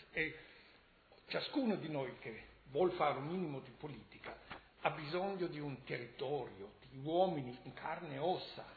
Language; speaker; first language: Italian; non-native, fluent; German